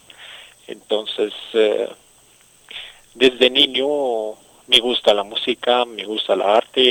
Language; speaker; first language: Spanish; non-native, local second language; Arabic